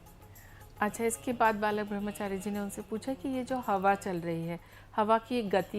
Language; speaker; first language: Hindi; native; Hindi